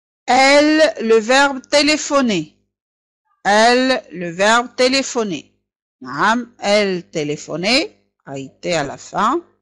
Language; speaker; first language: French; non-native, fluent; Arabic